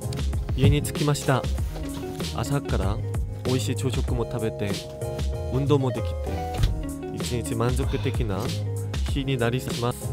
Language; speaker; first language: Japanese; non-native, fluent; Korean